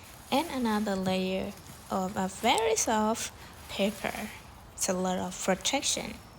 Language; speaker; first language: English; non-native, learner; Thai